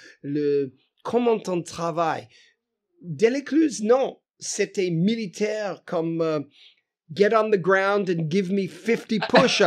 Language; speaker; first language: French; non-native, fluent; English